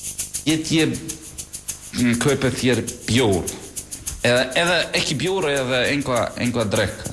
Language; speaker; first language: Icelandic; non-native, learner; Russian